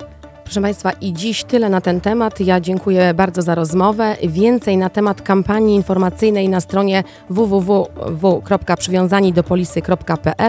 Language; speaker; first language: Polish; native; Polish